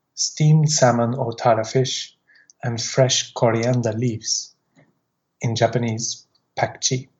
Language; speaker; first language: English; native; English